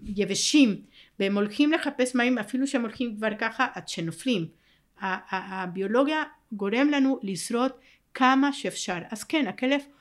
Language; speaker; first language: Hebrew; non-native, fluent; Spanish